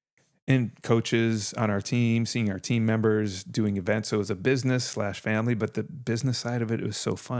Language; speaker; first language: English; native; English